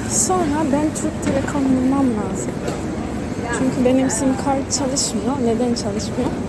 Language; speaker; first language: Turkish; non-native, learner; Kinyarwanda